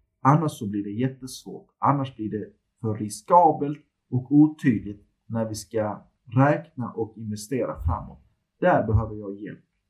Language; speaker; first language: Swedish; early bilingual, other home language; Turkish